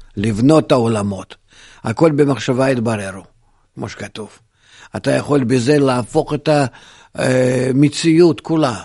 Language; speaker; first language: Hebrew; non-native, fluent; Russian